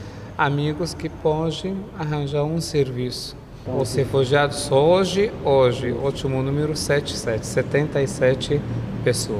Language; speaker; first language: Portuguese; non-native, fluent; Arabic